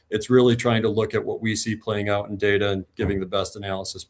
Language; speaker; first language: English; native; English